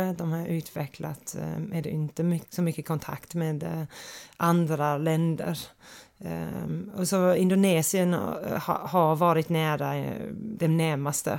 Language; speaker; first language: Swedish; non-native, fluent; English